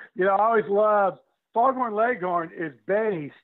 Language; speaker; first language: English; native; English